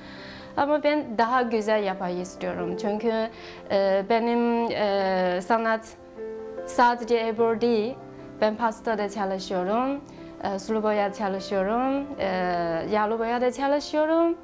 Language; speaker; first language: Turkish; non-native, learner; Chinese